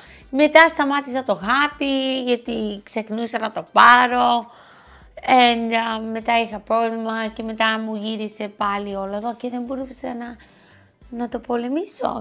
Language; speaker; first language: Greek; early bilingual, heritage; English